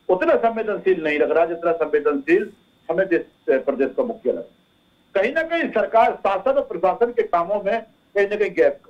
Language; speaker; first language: Hindi; native; Hindi